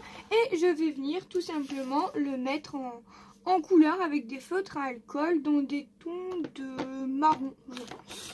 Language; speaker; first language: French; native; French